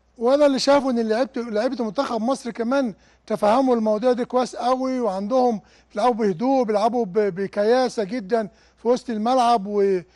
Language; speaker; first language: Arabic; native; Arabic